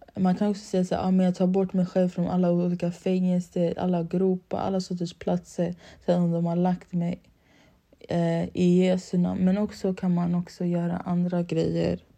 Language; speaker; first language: Swedish; early bilingual, other home language; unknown